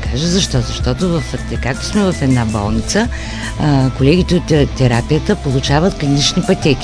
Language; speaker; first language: Bulgarian; native; Bulgarian